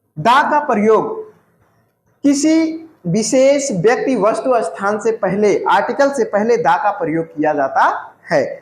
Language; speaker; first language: Hindi; native; Hindi